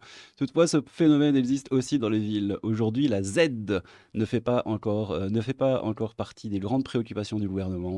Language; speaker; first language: French; native; French